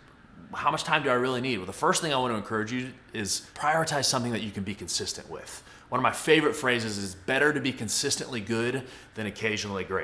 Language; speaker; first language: English; native; English